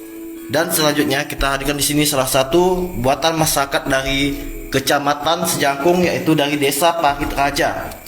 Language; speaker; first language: Indonesian; native; Indonesian